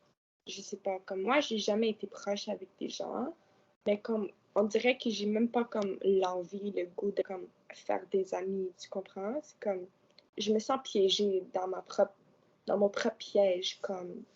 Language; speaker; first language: French; non-native, local second language; English